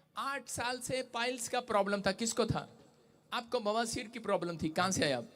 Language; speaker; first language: Hindi; non-native, local second language; Punjabi